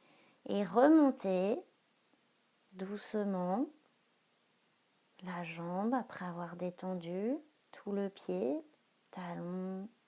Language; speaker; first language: French; native; French